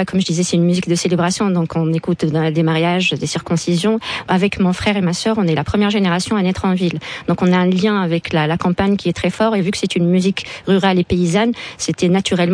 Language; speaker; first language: French; non-native, local second language; Arabic